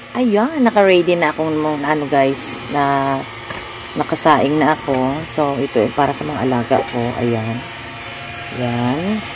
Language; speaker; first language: Filipino; non-native, local second language; Hiligaynon